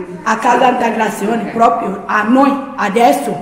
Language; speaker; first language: Italian; non-native, learner; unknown